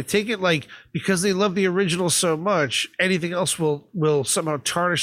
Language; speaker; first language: English; native; English